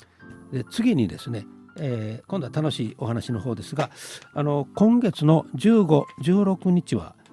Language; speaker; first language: Japanese; native; Japanese